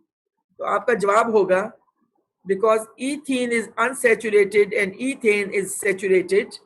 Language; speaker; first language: English; non-native, local second language; Urdu